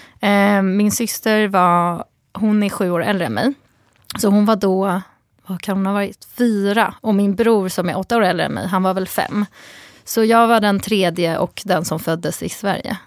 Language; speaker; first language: Swedish; early bilingual, other home language; Persian